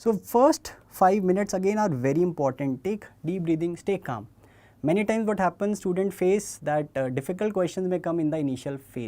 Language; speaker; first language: English; non-native, local second language; Hindi